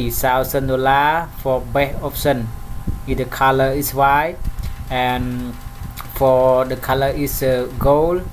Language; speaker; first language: English; non-native, learner; Khmer